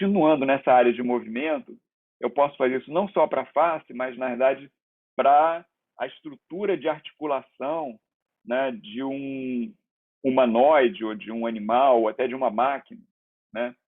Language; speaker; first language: Portuguese; native; Portuguese